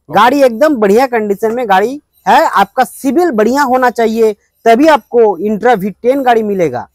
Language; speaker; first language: Hindi; non-native, local second language; Bangla